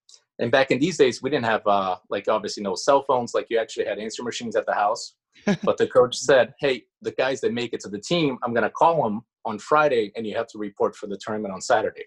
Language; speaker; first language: English; non-native, fluent; Portuguese